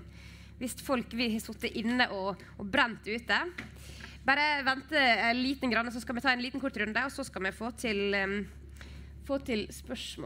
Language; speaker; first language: Norwegian; native; Norwegian